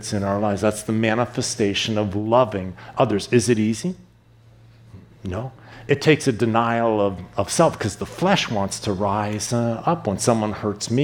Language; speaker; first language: English; native; English